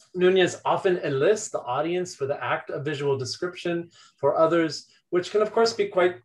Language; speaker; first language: English; native; English